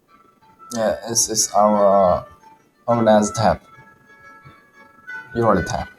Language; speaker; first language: English; non-native, learner; Chinese